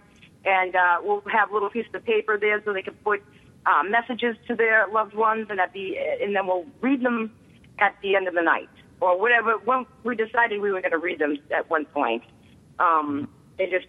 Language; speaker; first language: English; native; English